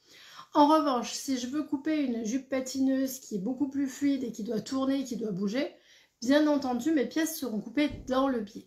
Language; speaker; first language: French; native; French